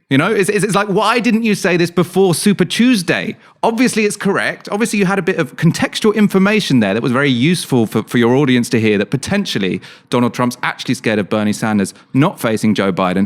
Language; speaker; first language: English; native; English